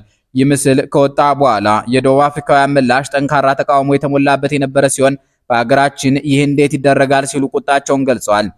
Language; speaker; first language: Amharic; native; Amharic